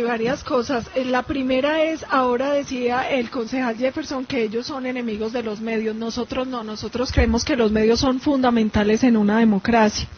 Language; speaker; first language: Spanish; native; Spanish